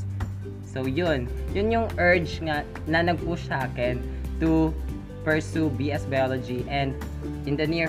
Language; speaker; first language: English; non-native, local second language; Cebuano